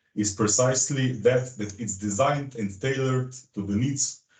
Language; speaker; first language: English; non-native, fluent; Slovenian